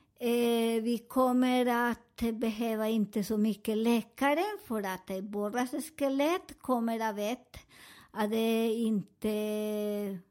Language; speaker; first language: Swedish; non-native, learner; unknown